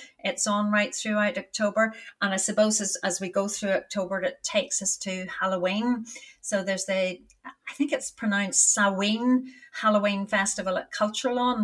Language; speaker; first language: English; native; English